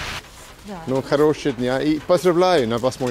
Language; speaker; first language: Russian; non-native, learner; English